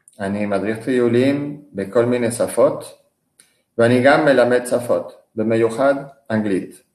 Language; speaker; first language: Hebrew; non-native, fluent; Spanish